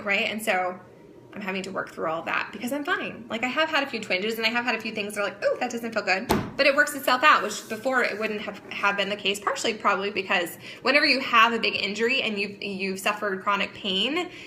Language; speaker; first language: English; native; English